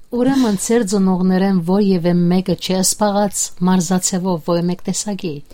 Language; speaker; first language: Armenian; native; Armenian